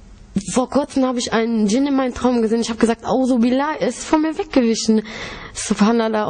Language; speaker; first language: German; early bilingual, other home language; Greek